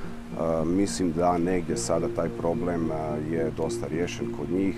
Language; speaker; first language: Croatian; native; Croatian